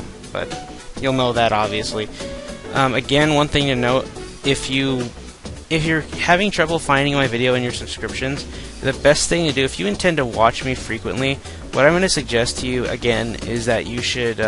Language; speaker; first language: English; native; English